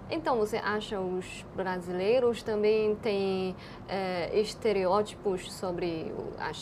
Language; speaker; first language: Portuguese; non-native, fluent; Chinese